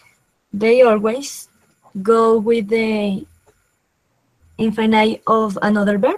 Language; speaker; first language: English; non-native, learner; Spanish